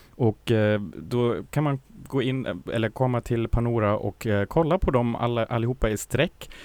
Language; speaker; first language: Swedish; non-native, fluent; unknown